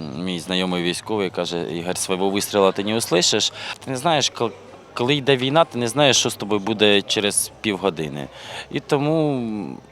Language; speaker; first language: Ukrainian; native; Ukrainian